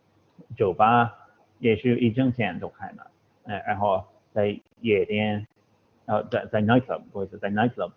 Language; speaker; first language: Chinese; non-native, fluent; English